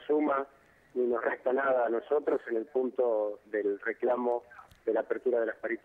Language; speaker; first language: Spanish; native; Spanish